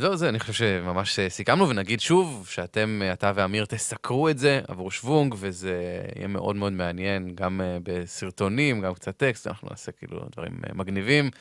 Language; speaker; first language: Hebrew; native; Hebrew